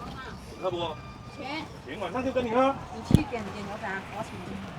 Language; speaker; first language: Chinese; native; Chinese